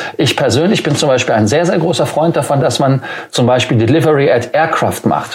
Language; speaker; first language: German; native; German